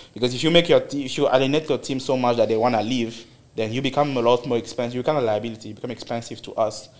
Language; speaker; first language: English; non-native, fluent; French